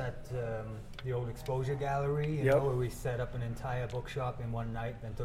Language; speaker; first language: English; native; English